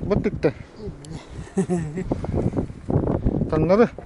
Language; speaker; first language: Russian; non-native, local second language; Yakut